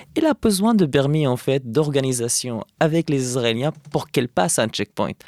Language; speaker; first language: French; non-native, fluent; Arabic